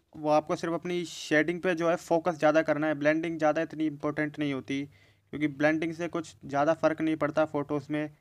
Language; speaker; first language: Hindi; native; Hindi